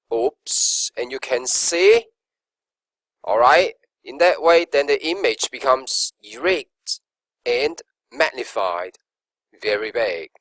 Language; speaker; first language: English; non-native, local second language; Cantonese